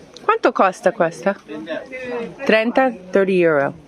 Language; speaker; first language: Italian; non-native, learner; Hungarian